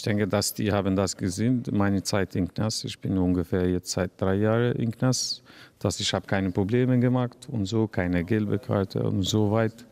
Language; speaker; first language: German; non-native, learner; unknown